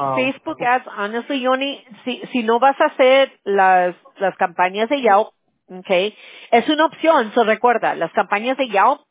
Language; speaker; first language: Spanish; early bilingual, heritage; Spanish